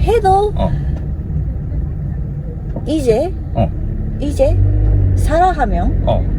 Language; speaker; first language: Korean; non-native, learner; Japanese